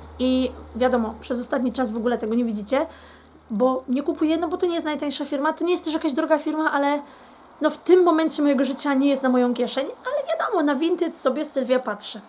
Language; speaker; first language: Polish; native; Polish